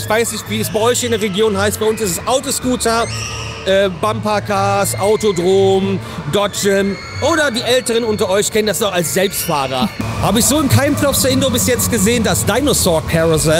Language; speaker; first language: German; native; German